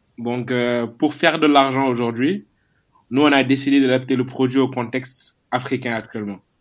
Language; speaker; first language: French; non-native, local second language; Wolof